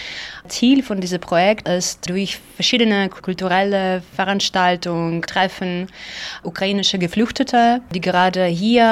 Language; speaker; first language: German; non-native, learner; Ukrainian